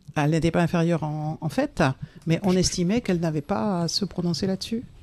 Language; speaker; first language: French; native; French